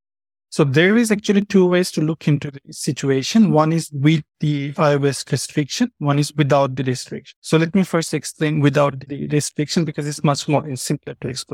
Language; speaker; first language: English; non-native, fluent; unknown